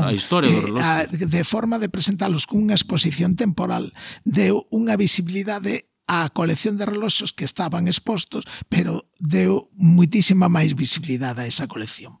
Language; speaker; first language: Galician; non-native, local second language; Spanish